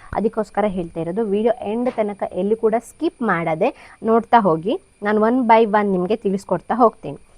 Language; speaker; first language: Kannada; non-native, local second language; Konkani